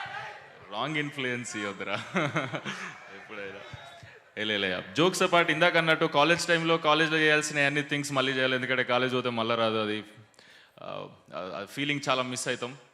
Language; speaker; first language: Telugu; native; Telugu